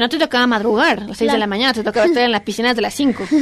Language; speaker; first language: Spanish; native; Spanish